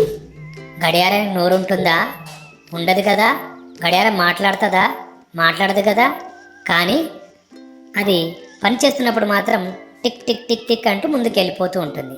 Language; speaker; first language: Telugu; native; Telugu